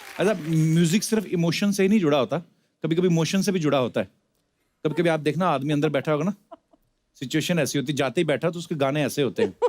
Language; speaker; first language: Hindi; non-native, local second language; Punjabi